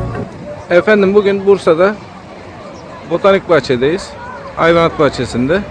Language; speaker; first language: Turkish; native; Turkish